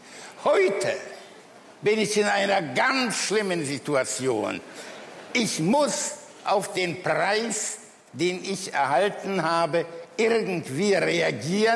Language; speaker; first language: German; early bilingual, other home language; Polish